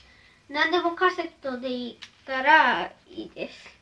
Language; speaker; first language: Japanese; early bilingual, other home language; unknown